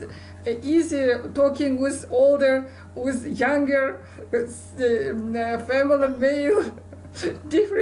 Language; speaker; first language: English; non-native, learner; Kazakh